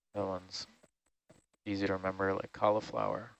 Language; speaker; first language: English; native; English